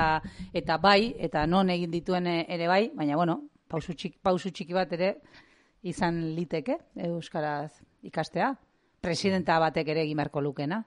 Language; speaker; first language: Basque; native; Basque